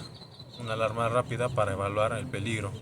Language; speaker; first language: Spanish; native; Spanish